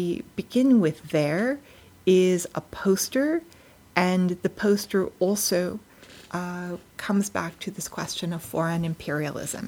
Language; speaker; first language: English; native; English